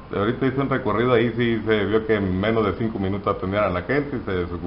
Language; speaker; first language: Spanish; native; Spanish